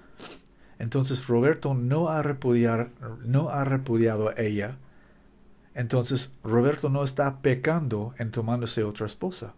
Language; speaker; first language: Spanish; non-native, learner; English